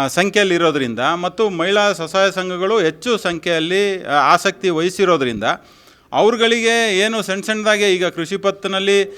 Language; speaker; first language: Kannada; native; Kannada